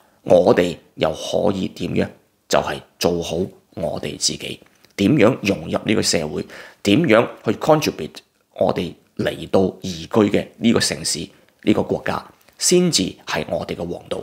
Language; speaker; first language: Cantonese; native; Cantonese